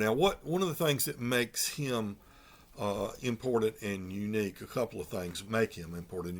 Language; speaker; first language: English; native; English